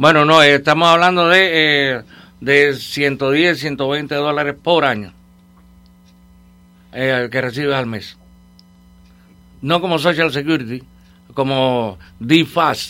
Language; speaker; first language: Spanish; native; Spanish